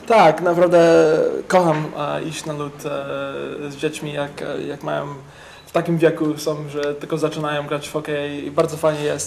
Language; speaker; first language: Polish; early bilingual, heritage; English